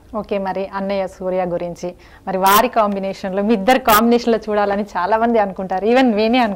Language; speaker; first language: Telugu; native; Telugu